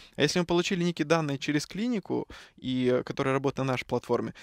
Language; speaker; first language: Russian; native; Russian